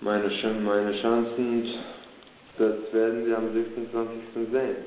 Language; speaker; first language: German; early bilingual, other home language; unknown